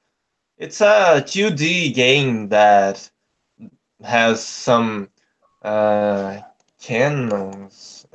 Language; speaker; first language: English; non-native, learner; Portuguese